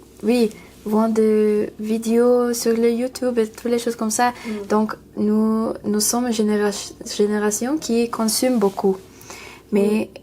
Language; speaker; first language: French; non-native, learner; English